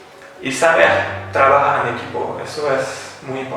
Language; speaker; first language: Spanish; non-native, fluent; French